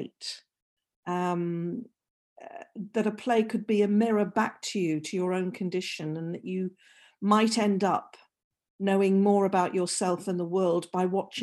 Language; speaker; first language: English; native; English